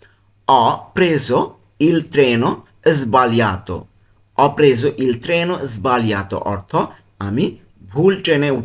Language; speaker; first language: Italian; non-native, learner; Bangla